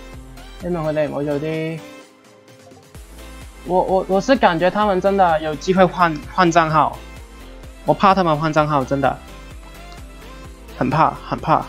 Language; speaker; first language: Chinese; non-native, local second language; Cantonese